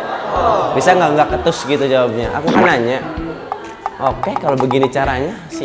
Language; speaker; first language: Indonesian; native; Indonesian